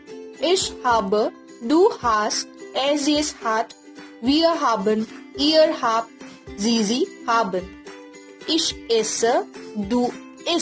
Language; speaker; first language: German; non-native, learner; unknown